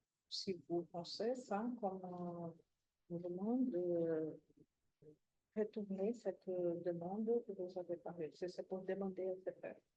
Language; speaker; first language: French; non-native, fluent; Portuguese